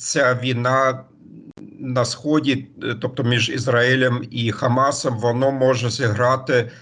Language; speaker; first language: Ukrainian; non-native, fluent; German